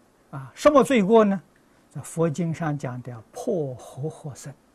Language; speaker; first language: Chinese; native; Chinese